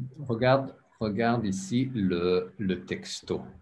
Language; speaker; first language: French; non-native, learner; English